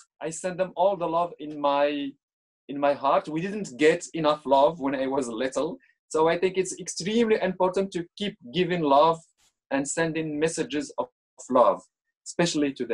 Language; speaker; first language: English; non-native, fluent; Arabic